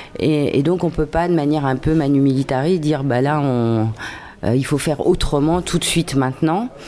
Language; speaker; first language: French; native; French